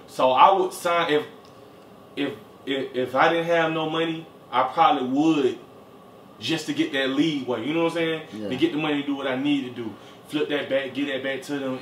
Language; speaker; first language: English; native; English